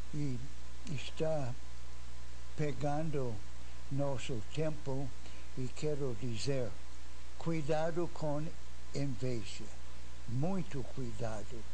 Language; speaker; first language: Portuguese; non-native, fluent; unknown